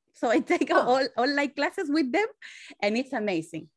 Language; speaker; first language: English; non-native, fluent; Spanish